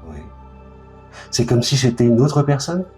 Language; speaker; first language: French; native; French